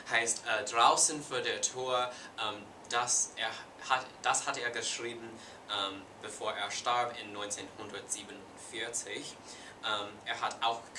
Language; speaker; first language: German; non-native, learner; English